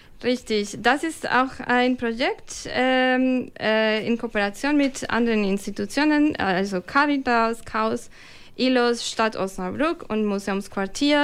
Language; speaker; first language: German; non-native, fluent; Spanish